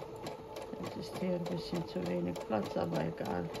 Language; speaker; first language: German; non-native, fluent; Croatian